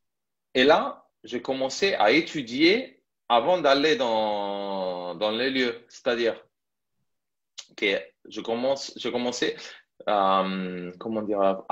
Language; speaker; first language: French; non-native, fluent; Italian